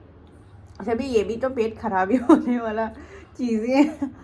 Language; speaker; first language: Hindi; non-native, local second language; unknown